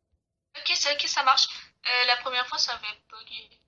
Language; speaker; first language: French; native; French